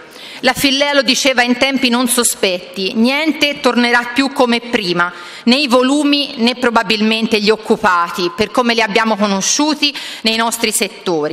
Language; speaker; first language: Italian; native; Italian